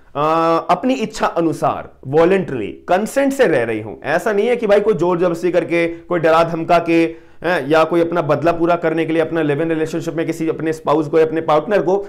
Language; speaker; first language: Hindi; native; Hindi